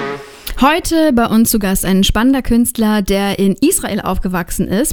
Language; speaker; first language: German; native; German